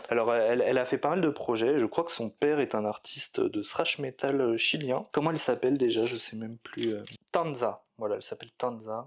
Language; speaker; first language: French; native; French